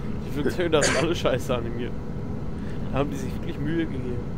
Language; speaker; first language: German; native; German